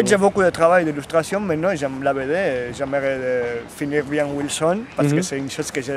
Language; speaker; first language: French; non-native, learner; Catalan